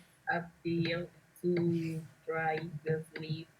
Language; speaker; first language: English; non-native, learner; Spanish